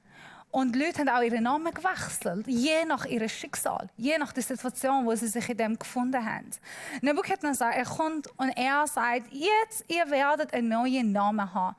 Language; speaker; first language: German; non-native, learner; Persian